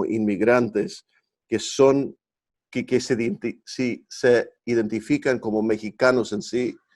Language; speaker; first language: Spanish; early bilingual, heritage; Spanish